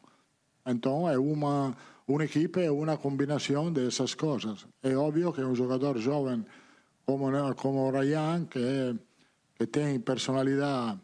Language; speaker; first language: Portuguese; non-native, learner; Italian